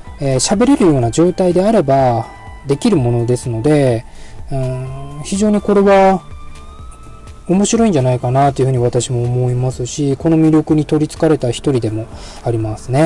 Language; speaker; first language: Japanese; native; Japanese